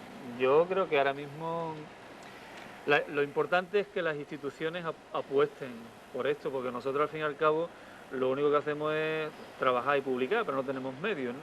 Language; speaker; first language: Spanish; native; Spanish